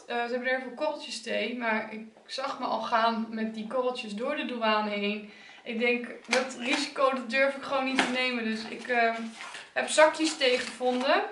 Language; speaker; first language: Dutch; native; Dutch